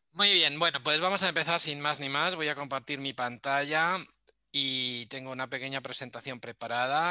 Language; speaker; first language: Spanish; native; Spanish